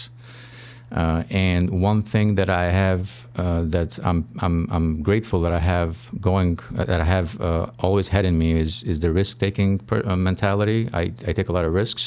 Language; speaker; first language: English; non-native, fluent; Albanian